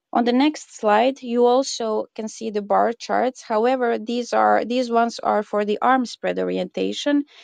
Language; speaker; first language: English; non-native, fluent; Croatian